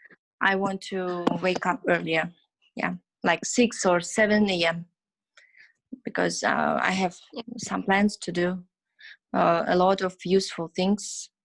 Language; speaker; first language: English; non-native, learner; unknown